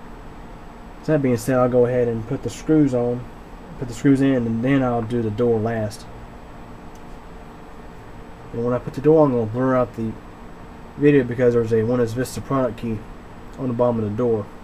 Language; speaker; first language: English; native; English